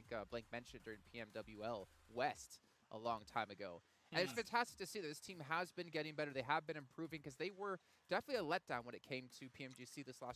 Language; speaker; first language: English; native; English